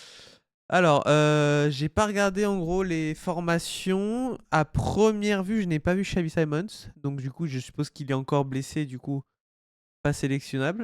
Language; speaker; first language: French; native; French